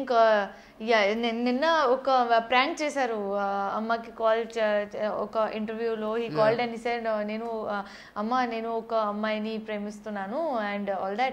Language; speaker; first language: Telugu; non-native, learner; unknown